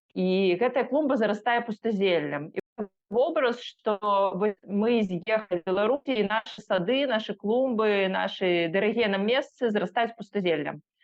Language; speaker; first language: Belarusian; non-native, local second language; Russian